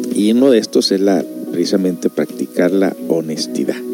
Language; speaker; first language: Spanish; early bilingual, heritage; Spanish